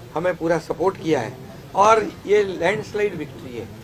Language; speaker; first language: Hindi; non-native, local second language; Marathi